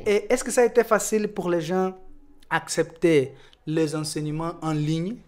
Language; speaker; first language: French; non-native, fluent; Portuguese